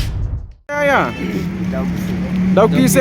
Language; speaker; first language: Hindi; non-native, local second language; Khasi